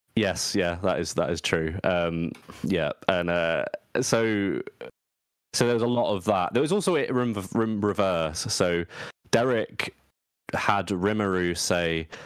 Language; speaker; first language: English; native; English